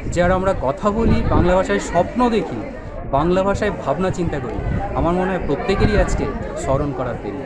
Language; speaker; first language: Bangla; native; Bangla